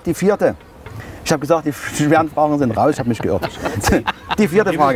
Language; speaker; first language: German; native; German